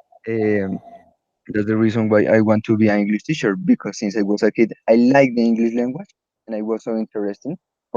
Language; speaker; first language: English; non-native, learner; Spanish